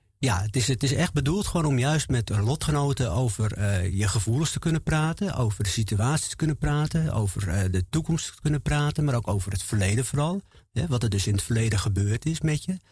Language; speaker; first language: Dutch; native; Dutch